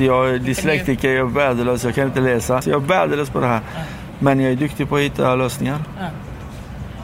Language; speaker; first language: Swedish; early bilingual, other home language; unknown